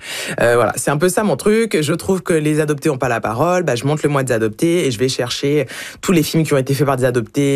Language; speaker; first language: French; native; French